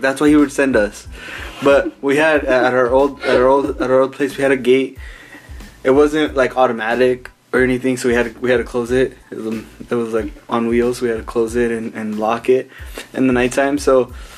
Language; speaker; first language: English; native; English